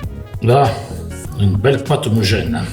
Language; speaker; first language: French; native; French